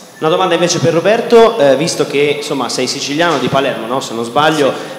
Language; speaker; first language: Italian; native; Italian